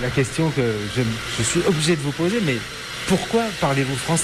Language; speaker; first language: French; native; French